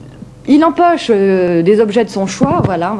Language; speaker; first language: French; native; French